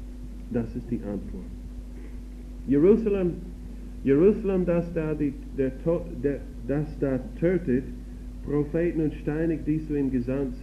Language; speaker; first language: German; non-native, fluent; English